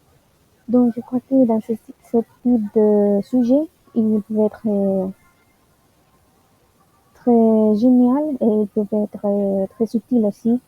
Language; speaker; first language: French; non-native, learner; Spanish